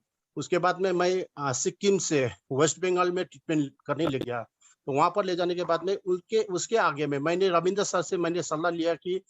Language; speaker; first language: Hindi; non-native, local second language; Nepali